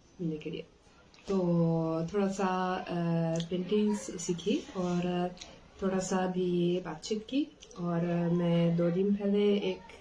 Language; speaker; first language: Hindi; non-native, fluent; Italian